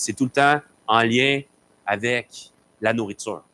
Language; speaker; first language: French; native; French